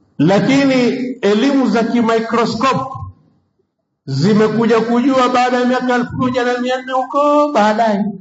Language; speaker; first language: Swahili; native; Swahili